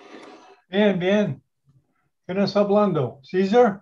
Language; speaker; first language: Spanish; non-native, learner; English